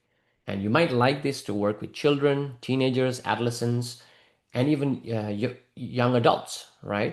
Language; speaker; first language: English; non-native, fluent; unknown